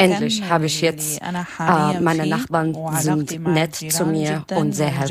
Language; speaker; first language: German; non-native, learner; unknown